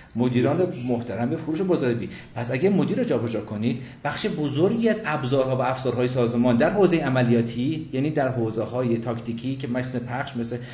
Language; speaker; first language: Persian; early bilingual, other home language; English